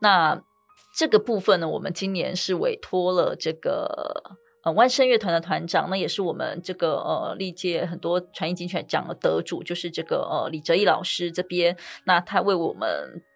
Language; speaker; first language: Chinese; native; Chinese